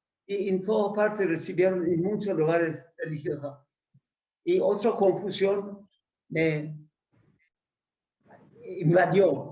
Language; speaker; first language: Spanish; non-native, learner; Persian